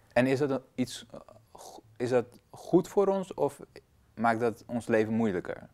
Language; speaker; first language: Dutch; early bilingual, other home language; Persian